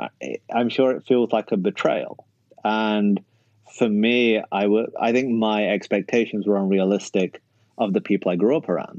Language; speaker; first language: English; native; English